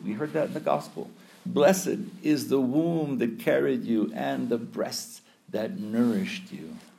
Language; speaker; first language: English; early bilingual, other home language; Ukrainian